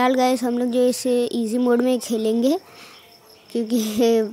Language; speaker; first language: Hindi; non-native, local second language; Gujarati